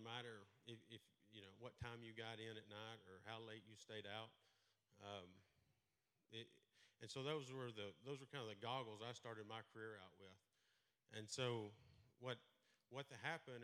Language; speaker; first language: English; native; English